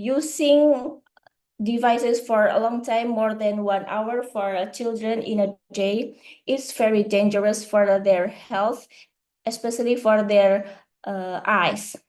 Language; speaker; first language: English; non-native, learner; Indonesian